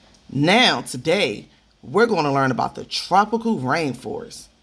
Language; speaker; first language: English; native; English